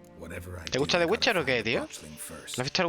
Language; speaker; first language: Spanish; native; Spanish